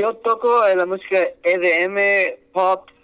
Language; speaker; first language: Spanish; early bilingual, heritage; Spanish